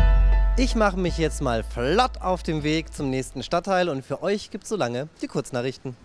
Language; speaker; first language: German; native; German